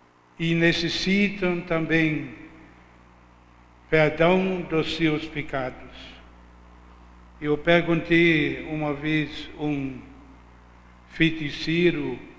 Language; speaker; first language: Portuguese; non-native, fluent; German